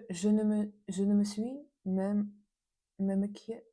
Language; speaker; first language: French; non-native, learner; Russian